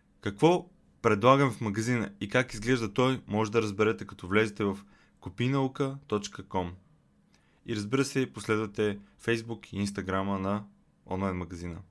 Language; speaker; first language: Bulgarian; native; Bulgarian